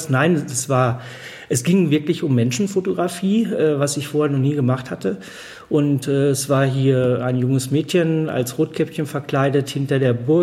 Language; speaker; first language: German; native; German